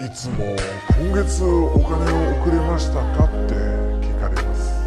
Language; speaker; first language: Japanese; non-native, fluent; Vietnamese